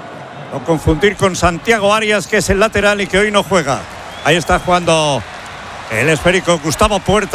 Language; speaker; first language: Spanish; native; Spanish